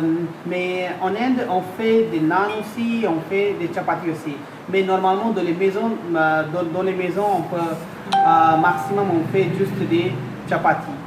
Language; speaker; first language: French; non-native, fluent; Hindi